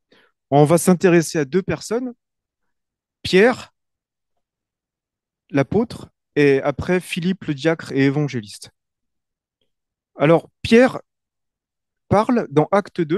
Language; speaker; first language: French; native; French